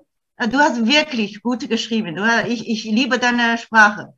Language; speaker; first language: German; non-native, fluent; Chinese